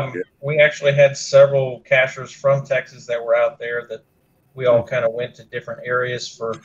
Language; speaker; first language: English; native; English